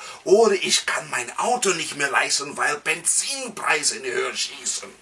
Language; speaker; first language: German; non-native, fluent; English